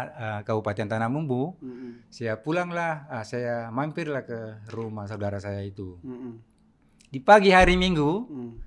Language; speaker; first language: Indonesian; non-native, local second language; Buginese